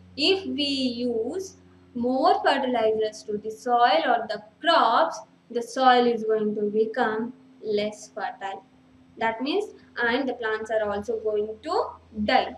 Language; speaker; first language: English; non-native, local second language; Telugu